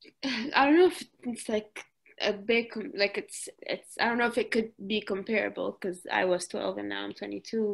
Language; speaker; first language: English; early bilingual, other home language; Arabic